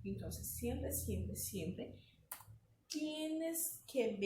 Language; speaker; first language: Spanish; non-native, fluent; Portuguese